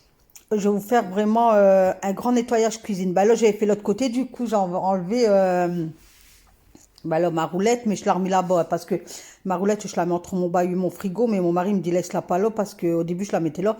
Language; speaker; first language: French; native; French